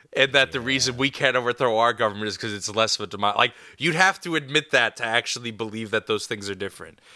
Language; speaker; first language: English; native; English